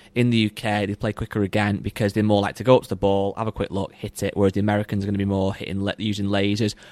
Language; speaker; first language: English; native; English